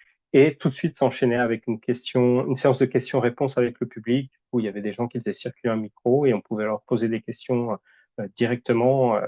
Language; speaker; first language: French; native; French